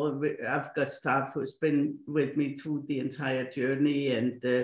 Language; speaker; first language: English; non-native, fluent; Danish